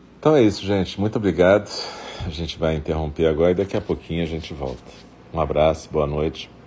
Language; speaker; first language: Portuguese; native; Portuguese